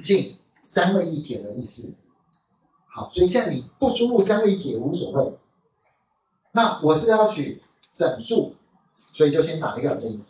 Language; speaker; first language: Chinese; native; Chinese